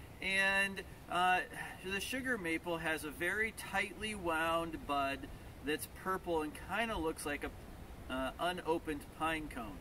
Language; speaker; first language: English; native; English